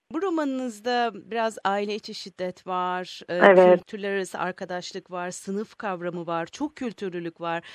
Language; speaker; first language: Turkish; native; Turkish